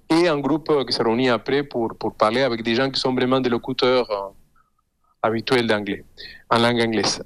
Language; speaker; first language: French; non-native, fluent; Spanish